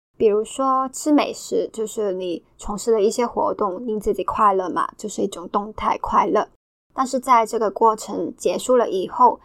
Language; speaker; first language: Chinese; native; Chinese